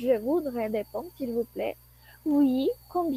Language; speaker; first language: French; non-native, fluent; Spanish